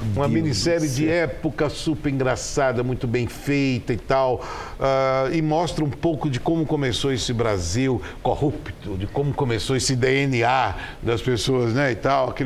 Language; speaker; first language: Portuguese; native; Portuguese